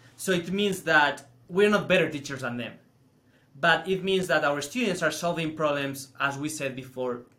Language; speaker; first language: English; non-native, fluent; Spanish